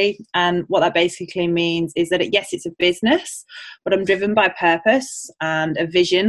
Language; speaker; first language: English; native; English